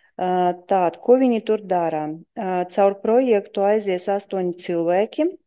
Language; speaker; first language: Latvian; non-native, local second language; Russian